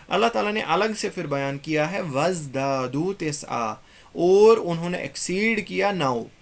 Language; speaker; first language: Urdu; non-native, local second language; Kashmiri